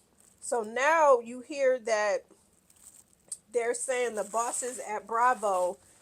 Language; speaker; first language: English; native; English